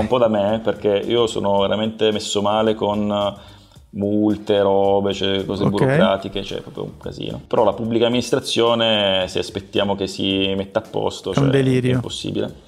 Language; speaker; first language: Italian; native; Italian